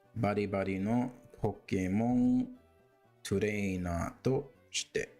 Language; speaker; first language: Japanese; non-native, learner; English